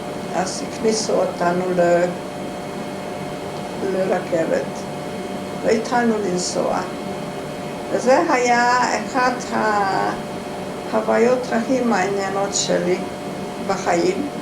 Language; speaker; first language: Hebrew; non-native, fluent; Hungarian